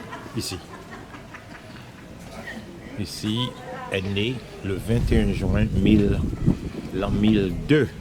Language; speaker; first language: French; non-native, local second language; Haitian Creole